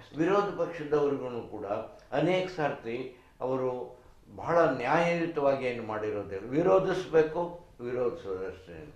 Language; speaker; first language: Kannada; native; Kannada